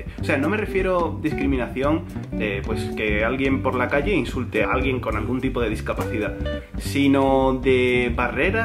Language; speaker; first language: Spanish; native; Spanish